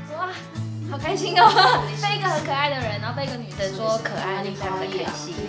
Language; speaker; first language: Chinese; native; Chinese